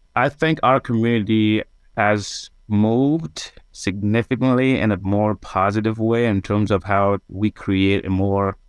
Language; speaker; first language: English; non-native, fluent; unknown